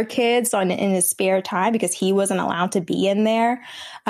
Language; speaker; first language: English; early bilingual, other home language; Vietnamese